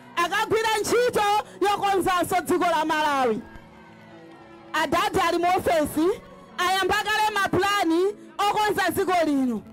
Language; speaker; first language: Nyanja; native; Nyanja